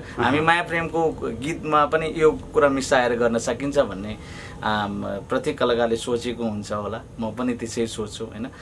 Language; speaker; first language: Nepali; non-native, local second language; Eastern Tamang